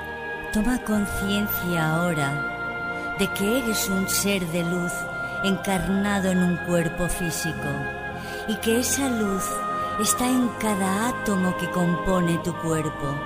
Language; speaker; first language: Spanish; native; Spanish